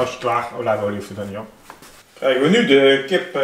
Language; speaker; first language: Dutch; native; Dutch